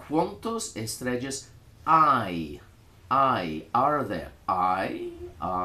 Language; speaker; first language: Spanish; non-native, fluent; English